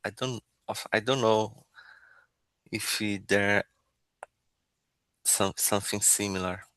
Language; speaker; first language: English; non-native, learner; Portuguese